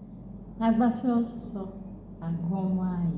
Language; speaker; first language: Igbo; non-native, learner; Yoruba